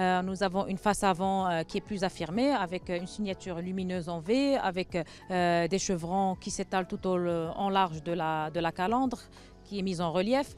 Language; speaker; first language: French; non-native, local second language; Arabic